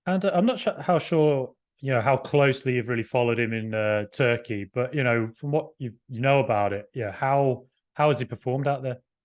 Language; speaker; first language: English; native; English